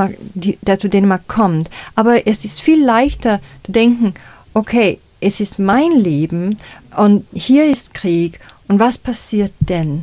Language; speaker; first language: German; non-native, fluent; Danish